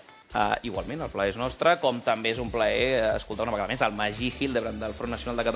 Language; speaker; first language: Catalan; native; Catalan